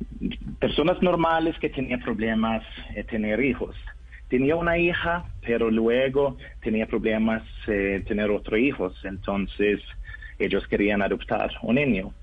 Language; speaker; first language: Spanish; non-native, learner; Norwegian